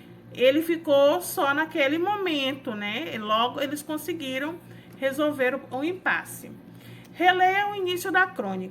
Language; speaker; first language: Portuguese; native; Portuguese